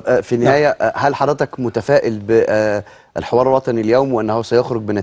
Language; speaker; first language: Arabic; native; Arabic